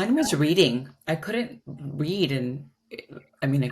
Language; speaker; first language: English; native; English